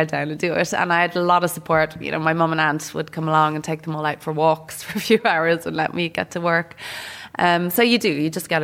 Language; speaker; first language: English; native; English